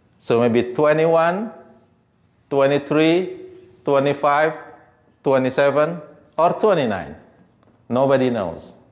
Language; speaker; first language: English; non-native, fluent; Indonesian